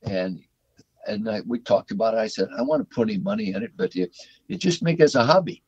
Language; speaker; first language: English; native; English